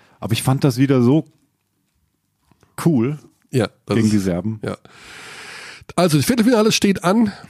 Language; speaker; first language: German; native; German